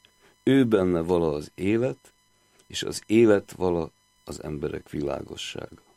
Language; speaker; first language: Hungarian; native; Hungarian